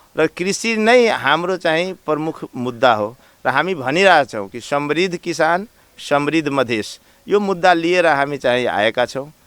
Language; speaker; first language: Nepali; non-native, local second language; Maithili